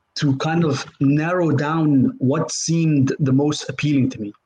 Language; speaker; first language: English; non-native, fluent; Arabic